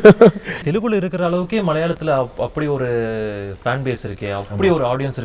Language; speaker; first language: Tamil; native; Tamil